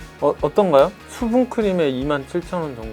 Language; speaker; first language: Korean; native; Korean